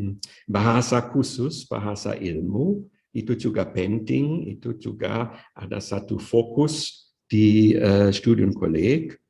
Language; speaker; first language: Indonesian; non-native, fluent; German